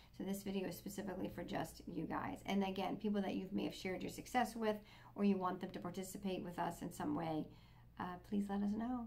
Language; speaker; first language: English; native; English